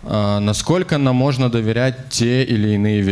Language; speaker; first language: Russian; native; Russian